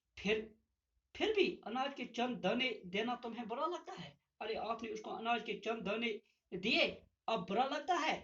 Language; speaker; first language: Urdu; non-native, local second language; Gujari